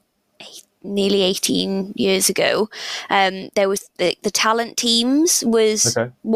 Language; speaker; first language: English; native; English